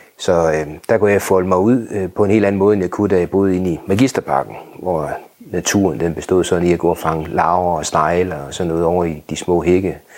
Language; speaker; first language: Danish; native; Danish